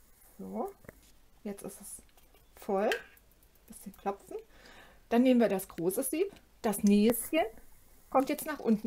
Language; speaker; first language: German; native; German